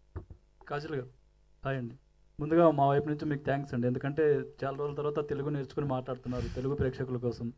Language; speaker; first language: Telugu; native; Telugu